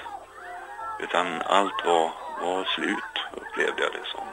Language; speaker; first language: Swedish; native; Swedish